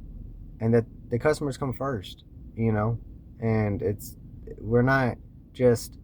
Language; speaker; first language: English; native; English